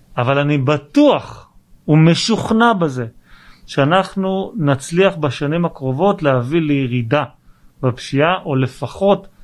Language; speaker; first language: Hebrew; native; Hebrew